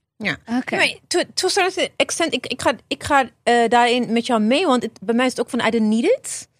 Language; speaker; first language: Dutch; non-native, fluent; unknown